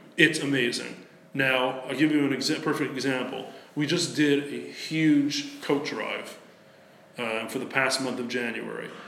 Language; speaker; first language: English; native; English